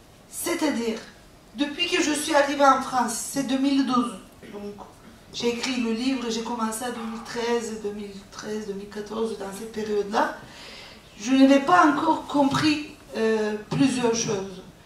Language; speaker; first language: French; non-native, fluent; Turkish